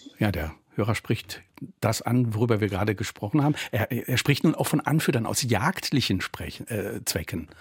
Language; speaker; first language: German; native; German